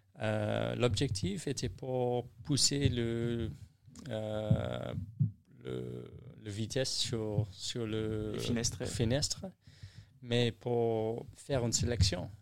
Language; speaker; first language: French; non-native, learner; English